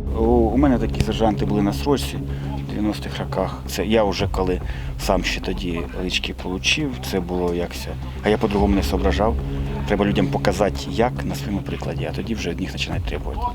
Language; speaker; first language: Ukrainian; native; Ukrainian